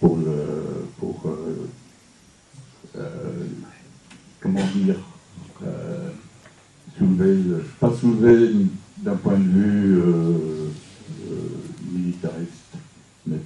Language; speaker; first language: French; non-native, fluent; English